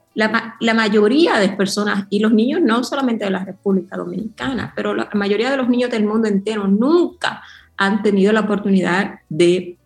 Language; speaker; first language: Spanish; early bilingual, heritage; Spanish